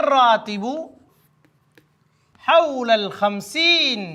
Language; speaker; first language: Arabic; non-native, fluent; Urdu